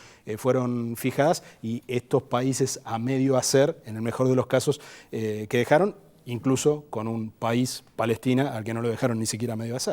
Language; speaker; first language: Spanish; native; Spanish